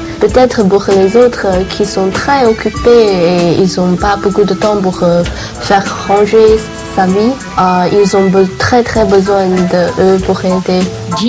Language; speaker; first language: French; non-native, learner; Chinese